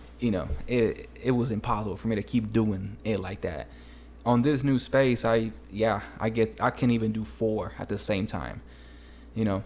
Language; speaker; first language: English; early bilingual, other home language; Spanish